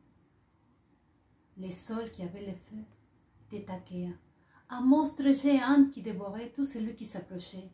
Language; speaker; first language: French; non-native, fluent; Spanish